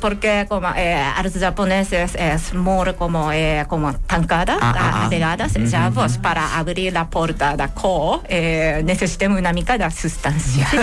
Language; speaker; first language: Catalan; non-native, learner; Japanese